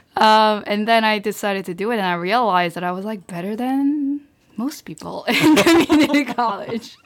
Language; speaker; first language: English; early bilingual, other home language; Korean